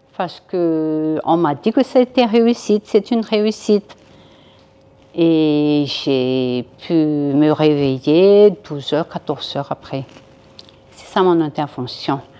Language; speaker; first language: French; non-native, local second language; Malagasy